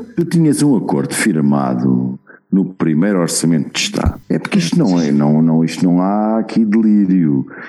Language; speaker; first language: Portuguese; native; Portuguese